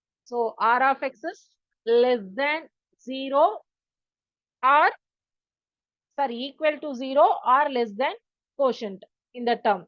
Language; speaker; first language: English; non-native, local second language; Tamil